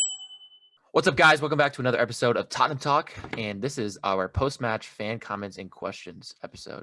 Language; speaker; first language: English; native; English